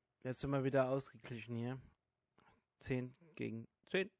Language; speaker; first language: German; native; German